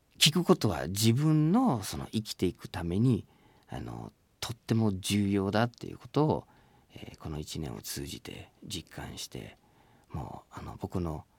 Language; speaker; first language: Japanese; non-native, fluent; English